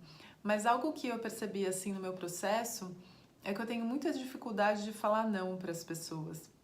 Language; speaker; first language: Portuguese; native; Portuguese